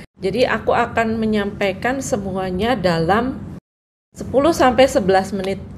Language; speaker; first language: Indonesian; non-native, local second language; Javanese